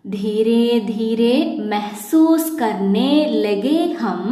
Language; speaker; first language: Hindi; non-native, local second language; Malayalam